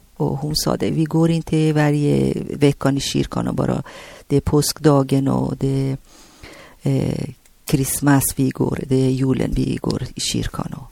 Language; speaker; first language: Swedish; non-native, learner; Persian